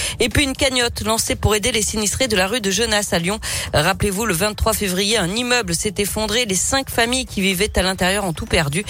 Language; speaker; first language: French; native; French